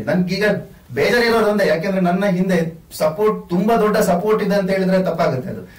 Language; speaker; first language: Kannada; non-native, local second language; Tulu